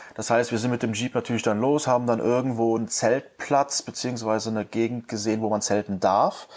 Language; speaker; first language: German; native; German